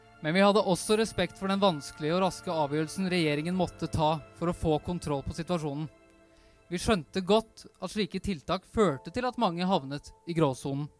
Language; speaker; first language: Norwegian; native; Norwegian